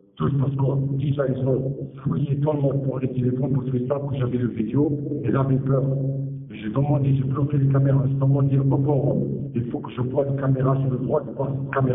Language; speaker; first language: French; non-native, fluent; Arabic